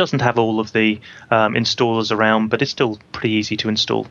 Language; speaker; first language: English; native; English